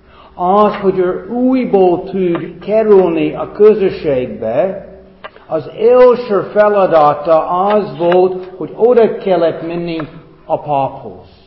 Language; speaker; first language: Hungarian; non-native, fluent; English